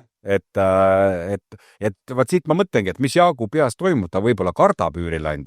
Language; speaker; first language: Estonian; native; Estonian